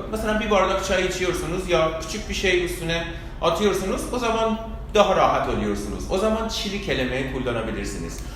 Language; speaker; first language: Turkish; non-native, fluent; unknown